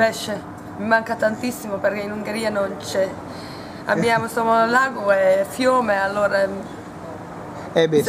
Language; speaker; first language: Italian; non-native, learner; Hungarian